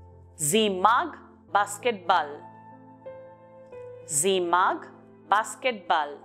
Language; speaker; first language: German; non-native, fluent; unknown